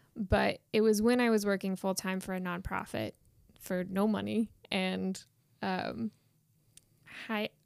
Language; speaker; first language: English; native; English